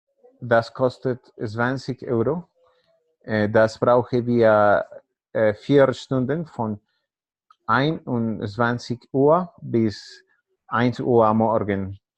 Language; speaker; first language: German; non-native, learner; Spanish